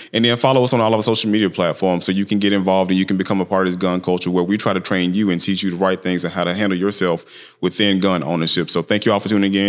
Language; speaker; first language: English; native; English